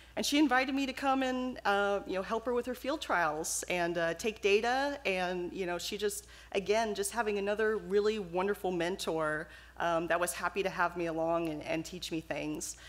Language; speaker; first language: English; native; English